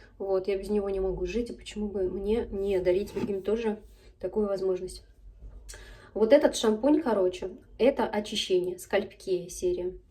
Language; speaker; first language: Russian; native; Russian